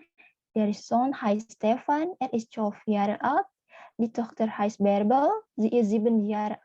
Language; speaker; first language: German; non-native, fluent; Indonesian